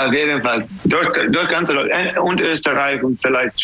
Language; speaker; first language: German; non-native, learner; English